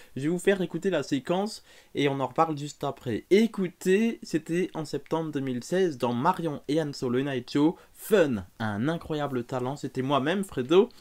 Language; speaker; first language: French; native; French